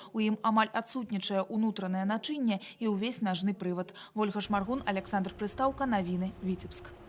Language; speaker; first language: Belarusian; native; Belarusian